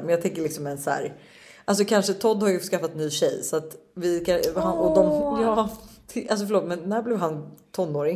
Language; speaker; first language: Swedish; native; Swedish